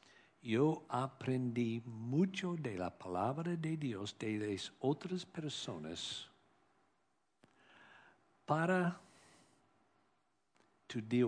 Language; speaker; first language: Spanish; non-native, learner; English